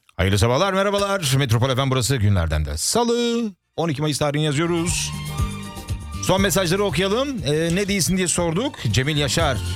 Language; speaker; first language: Turkish; early bilingual, heritage; Turkish